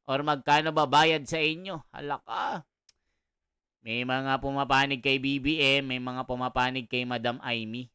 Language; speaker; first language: Filipino; native; Filipino